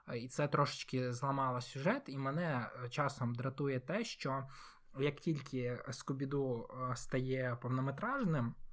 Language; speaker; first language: Ukrainian; native; Ukrainian